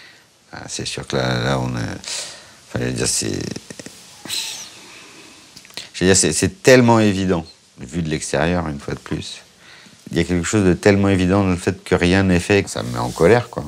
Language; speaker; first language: French; native; French